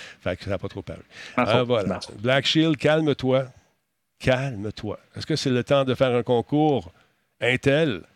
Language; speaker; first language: French; native; French